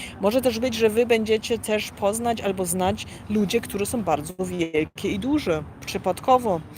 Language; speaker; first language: Polish; early bilingual, heritage; Polish